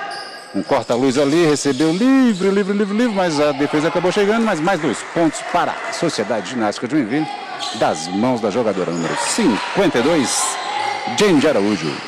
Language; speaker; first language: Portuguese; native; Portuguese